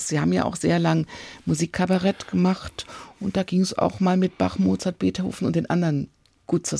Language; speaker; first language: German; native; German